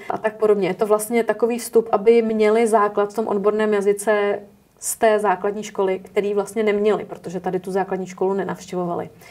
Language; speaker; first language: Czech; native; Czech